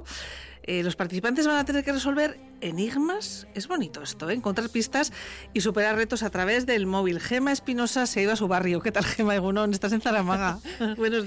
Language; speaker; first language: Spanish; native; Spanish